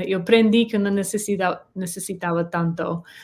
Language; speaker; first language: Spanish; non-native, learner; English